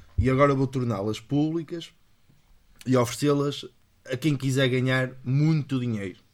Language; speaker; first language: Portuguese; native; Portuguese